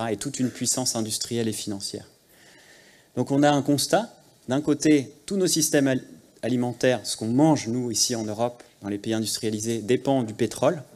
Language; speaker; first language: French; native; French